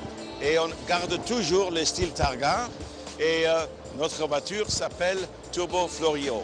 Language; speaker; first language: French; non-native, fluent; German